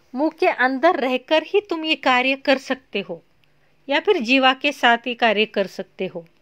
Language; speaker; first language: Hindi; non-native, local second language; Marathi